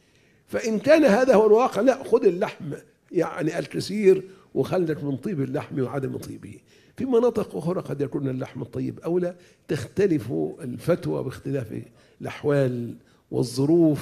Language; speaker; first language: Arabic; native; Arabic